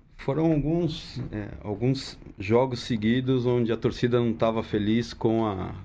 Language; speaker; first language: Portuguese; early bilingual, other home language; Spanish